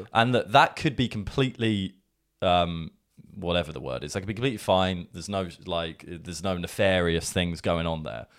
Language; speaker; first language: English; native; English